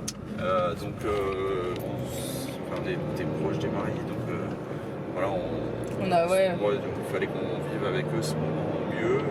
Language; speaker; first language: French; native; French